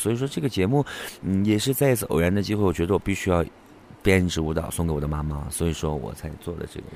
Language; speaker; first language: Chinese; non-native, local second language; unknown